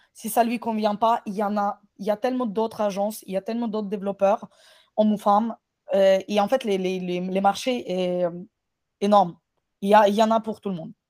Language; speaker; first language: French; non-native, fluent; Ukrainian